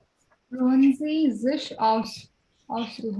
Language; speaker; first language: German; non-native, learner; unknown